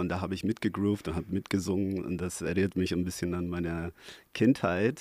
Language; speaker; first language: German; non-native, fluent; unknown